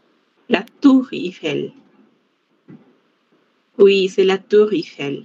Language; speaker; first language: French; non-native, fluent; Spanish